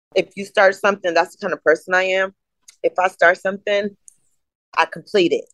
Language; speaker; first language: English; native; English